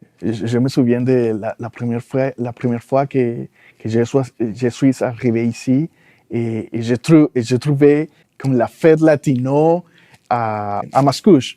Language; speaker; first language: French; non-native, fluent; Spanish